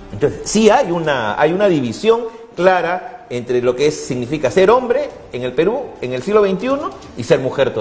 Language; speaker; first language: Spanish; native; Spanish